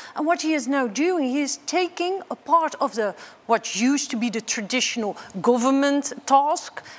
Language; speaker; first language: English; non-native, fluent; Dutch